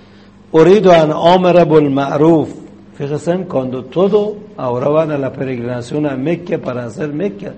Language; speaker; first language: Spanish; non-native, fluent; Persian